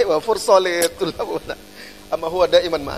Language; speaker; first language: Arabic; non-native, fluent; Indonesian